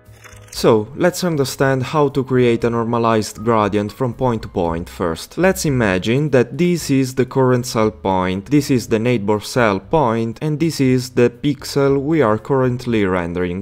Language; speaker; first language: English; non-native, fluent; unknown